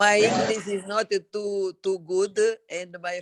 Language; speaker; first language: English; non-native, learner; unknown